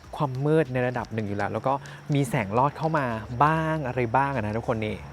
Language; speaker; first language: Thai; native; Thai